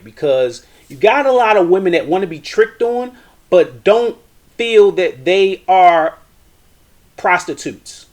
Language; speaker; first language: English; native; English